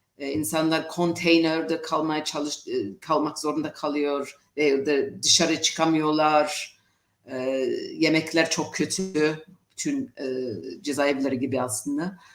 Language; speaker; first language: Turkish; non-native, fluent; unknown